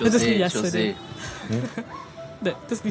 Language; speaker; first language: Dutch; native; Dutch